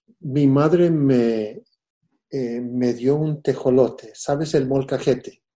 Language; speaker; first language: Spanish; early bilingual, heritage; Spanish